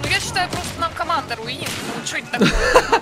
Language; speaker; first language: Russian; native; Russian